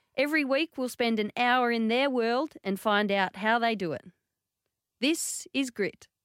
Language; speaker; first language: English; native; English